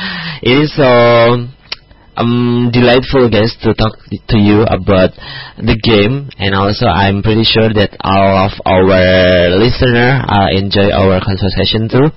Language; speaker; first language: English; non-native, learner; Indonesian